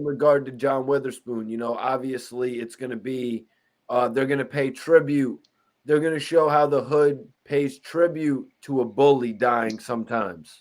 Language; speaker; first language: English; native; English